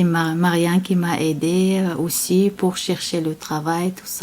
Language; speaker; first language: French; non-native, learner; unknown